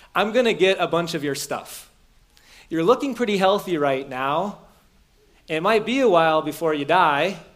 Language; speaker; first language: English; native; English